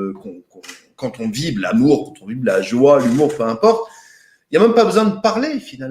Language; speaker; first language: French; native; French